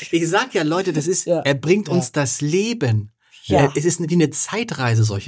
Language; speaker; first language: German; native; German